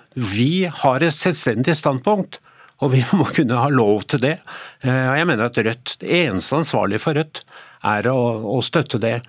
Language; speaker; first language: Norwegian; native; Norwegian